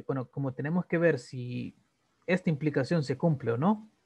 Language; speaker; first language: Spanish; native; Spanish